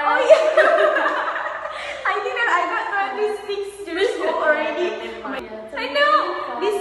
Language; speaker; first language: English; non-native, learner; Indonesian